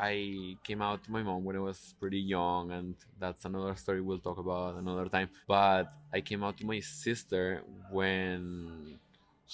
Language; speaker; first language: English; non-native, fluent; Spanish